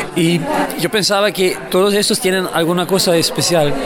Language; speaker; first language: Spanish; non-native, fluent; German